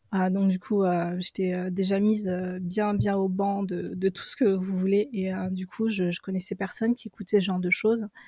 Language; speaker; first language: French; early bilingual, other home language; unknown